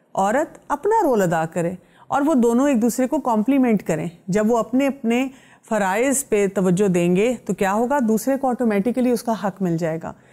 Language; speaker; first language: Urdu; native; Urdu